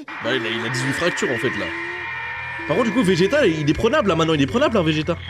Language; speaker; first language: French; native; French